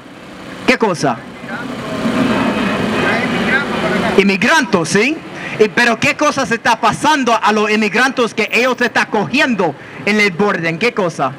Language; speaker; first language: Spanish; non-native, learner; English